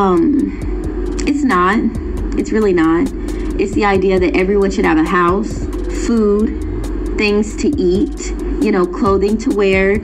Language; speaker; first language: English; native; English